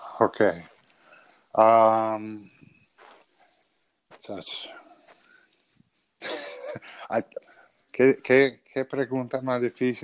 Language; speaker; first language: Spanish; early bilingual, other home language; English